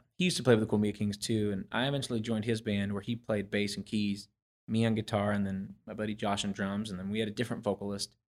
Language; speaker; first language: English; native; English